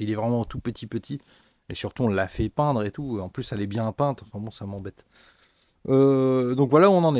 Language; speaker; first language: French; native; French